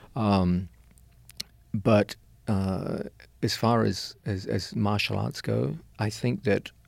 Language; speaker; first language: English; native; English